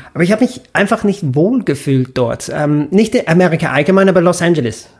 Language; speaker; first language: German; non-native, fluent; English